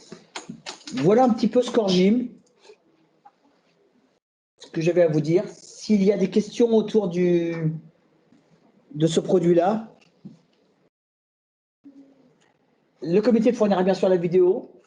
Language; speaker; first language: French; native; French